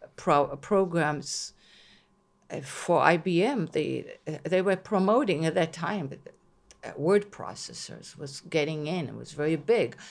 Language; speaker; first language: English; non-native, fluent; Hebrew